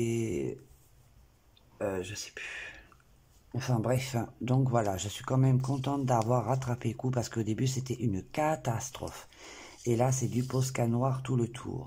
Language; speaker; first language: French; native; French